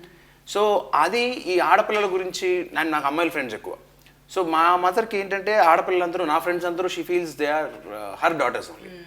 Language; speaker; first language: Telugu; native; Telugu